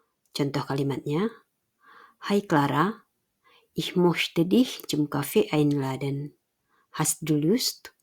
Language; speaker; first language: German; non-native, fluent; Indonesian